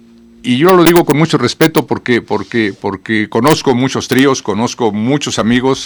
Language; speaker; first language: Spanish; native; Spanish